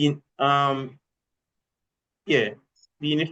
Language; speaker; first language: English; native; English